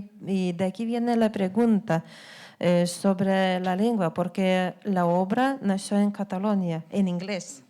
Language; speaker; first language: Spanish; non-native, fluent; Lithuanian